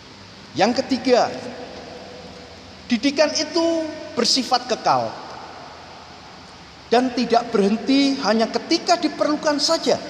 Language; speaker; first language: Indonesian; native; Indonesian